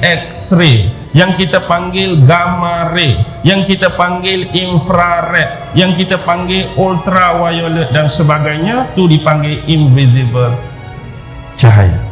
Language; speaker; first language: Malay; native; Malay